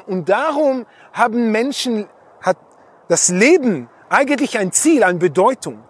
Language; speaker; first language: German; non-native, fluent; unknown